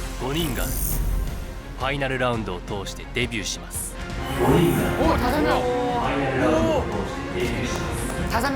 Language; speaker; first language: Japanese; native; Japanese